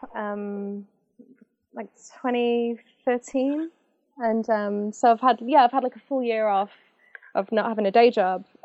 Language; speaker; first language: English; native; English